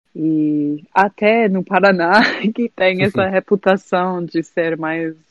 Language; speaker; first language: Portuguese; non-native, fluent; English